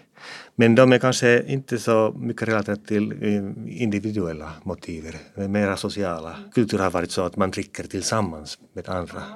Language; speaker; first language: Swedish; non-native, fluent; Finnish